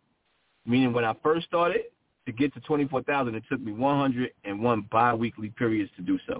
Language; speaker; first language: English; native; English